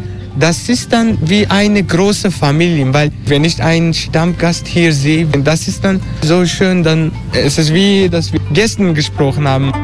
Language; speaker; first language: German; non-native, fluent; Turkish